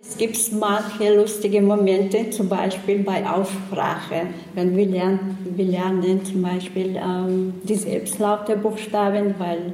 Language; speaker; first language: German; non-native, learner; Chechen